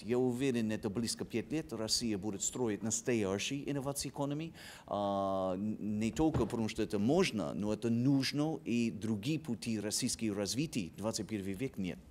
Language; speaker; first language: Russian; non-native, learner; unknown